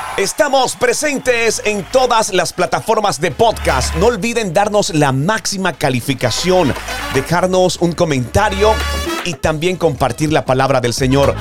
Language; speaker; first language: Spanish; native; Spanish